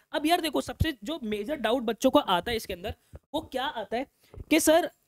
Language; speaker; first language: Hindi; native; Hindi